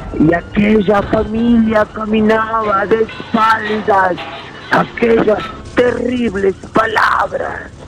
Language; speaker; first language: Spanish; native; Spanish